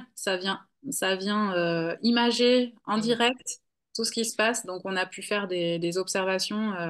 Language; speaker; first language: French; native; French